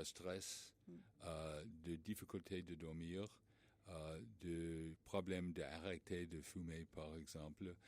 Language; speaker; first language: French; non-native, learner; English